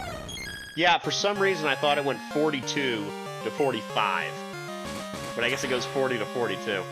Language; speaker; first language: English; native; English